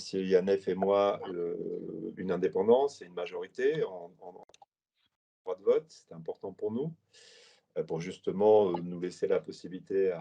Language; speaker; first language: French; native; French